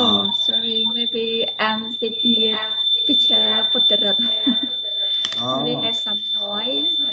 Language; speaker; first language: English; non-native, learner; Khmer